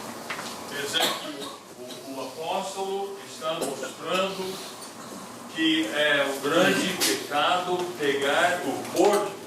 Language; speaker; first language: Portuguese; non-native, fluent; English